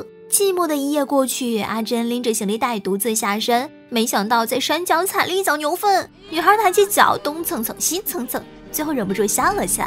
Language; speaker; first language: Chinese; native; Chinese